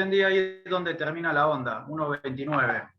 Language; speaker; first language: Spanish; native; Spanish